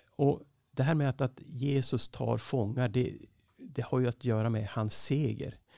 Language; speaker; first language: Swedish; native; Swedish